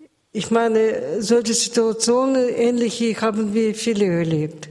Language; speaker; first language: German; non-native, learner; Russian